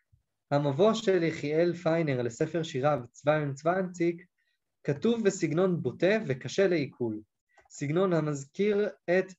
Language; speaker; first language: Hebrew; native; Hebrew